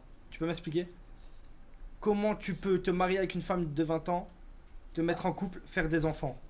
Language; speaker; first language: French; native; French